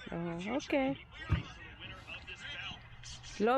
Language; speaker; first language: English; non-native, learner; Spanish